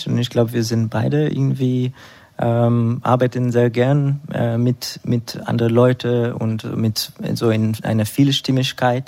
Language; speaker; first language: German; non-native, fluent; Hebrew